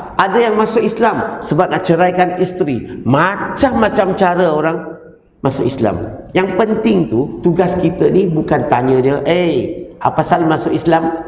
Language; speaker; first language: Malay; non-native, local second language; Chinese